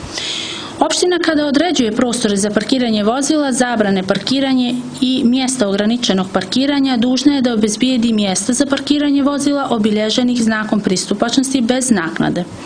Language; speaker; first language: Croatian; native; Croatian